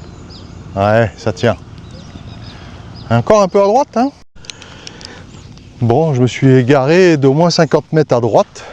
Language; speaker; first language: French; native; French